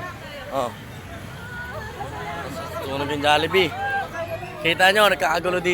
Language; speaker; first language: Filipino; native; Filipino